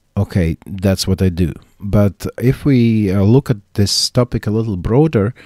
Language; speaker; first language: English; non-native, fluent; Latvian